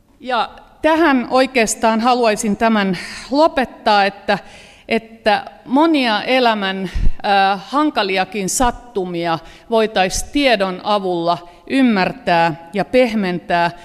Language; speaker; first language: Finnish; native; Finnish